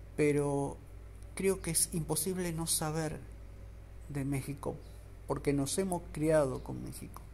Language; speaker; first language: Spanish; native; Spanish